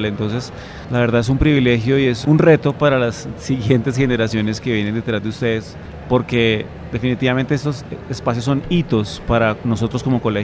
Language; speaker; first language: Spanish; native; Spanish